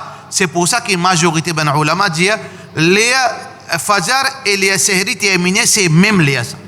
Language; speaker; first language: French; non-native, learner; Morisyen